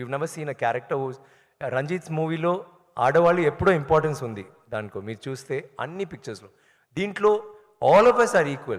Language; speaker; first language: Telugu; non-native, learner; Tamil